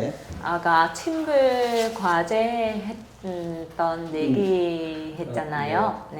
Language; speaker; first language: Korean; non-native, fluent; Vietnamese